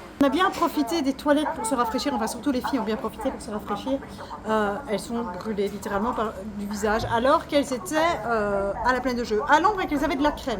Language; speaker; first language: French; native; French